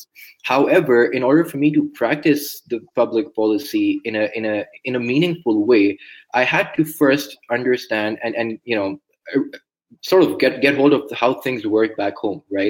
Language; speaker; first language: English; non-native, local second language; Urdu